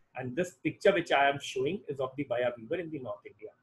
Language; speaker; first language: English; non-native, local second language; Hindi